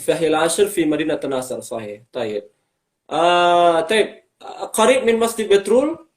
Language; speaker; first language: Arabic; non-native, fluent; Indonesian